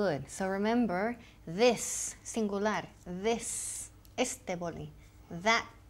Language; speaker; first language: English; native; English